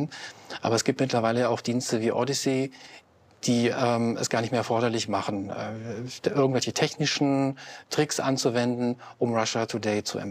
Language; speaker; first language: German; native; German